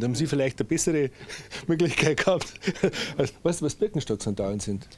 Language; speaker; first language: German; native; German